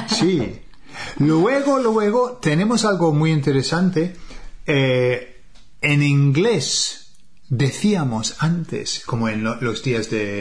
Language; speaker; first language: Spanish; non-native, fluent; English